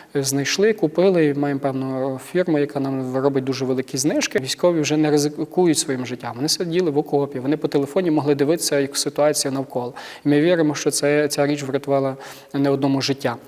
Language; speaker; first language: Ukrainian; native; Ukrainian